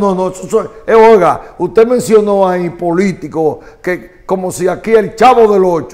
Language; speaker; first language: Spanish; native; Spanish